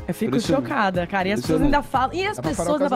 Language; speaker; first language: Portuguese; native; Portuguese